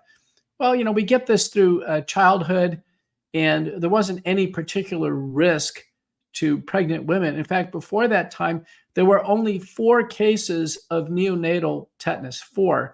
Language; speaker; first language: English; native; English